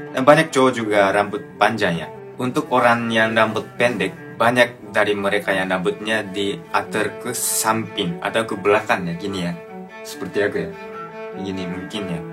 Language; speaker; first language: Indonesian; non-native, fluent; Japanese